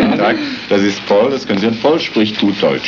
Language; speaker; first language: German; native; German